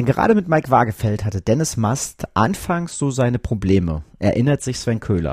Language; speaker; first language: German; native; German